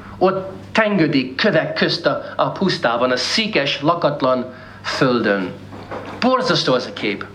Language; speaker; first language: Hungarian; non-native, fluent; English